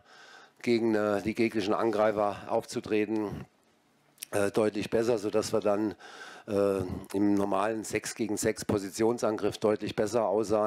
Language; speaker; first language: German; native; German